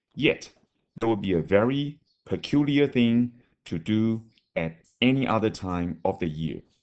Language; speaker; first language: English; non-native, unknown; Chinese